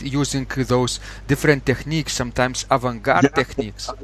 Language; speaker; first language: English; non-native, fluent; Lithuanian